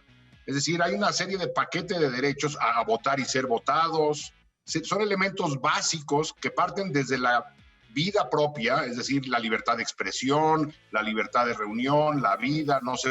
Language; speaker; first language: Spanish; native; Spanish